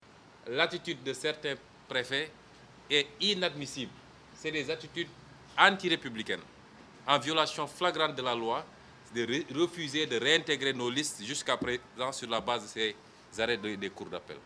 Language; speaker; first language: French; non-native, local second language; Wolof